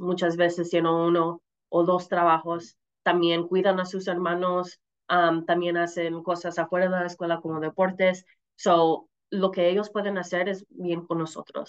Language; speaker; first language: Spanish; early bilingual, heritage; Spanish